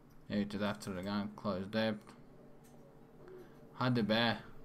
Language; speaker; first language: English; non-native, learner; Turkish